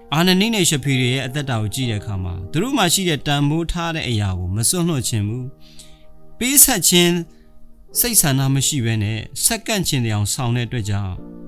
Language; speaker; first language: Burmese; non-native, local second language; Hakha Chin